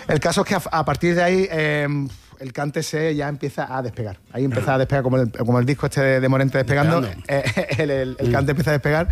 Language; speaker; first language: Spanish; native; Spanish